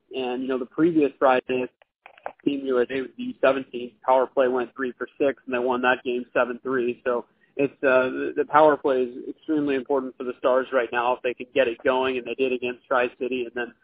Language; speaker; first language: English; native; English